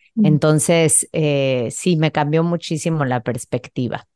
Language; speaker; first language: Spanish; native; Spanish